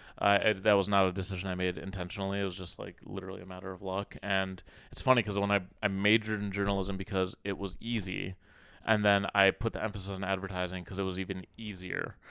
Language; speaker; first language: English; early bilingual, other home language; Arabic